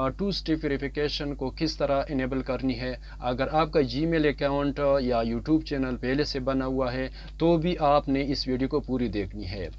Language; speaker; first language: Urdu; non-native, local second language; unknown